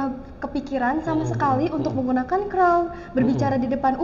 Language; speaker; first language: Indonesian; native; Indonesian